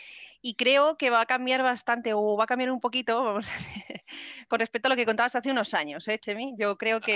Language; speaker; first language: Spanish; native; Spanish